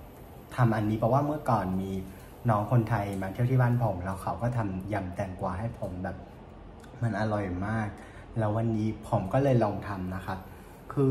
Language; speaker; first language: Thai; non-native, fluent; Vietnamese